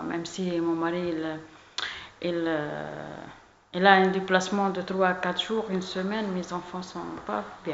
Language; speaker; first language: French; non-native, learner; Arabic